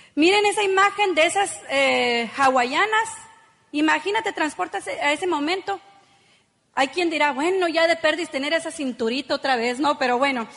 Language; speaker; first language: Spanish; native; Spanish